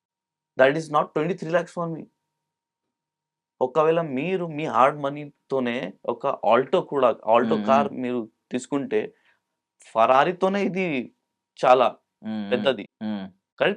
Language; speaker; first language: Telugu; non-native, local second language; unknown